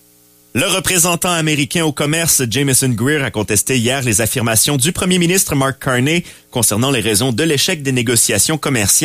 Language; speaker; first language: French; native; French